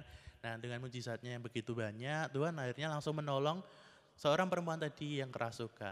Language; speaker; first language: Indonesian; native; Indonesian